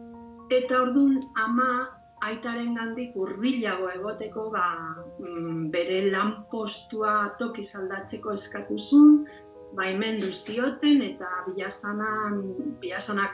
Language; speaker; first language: Basque; non-native, local second language; Spanish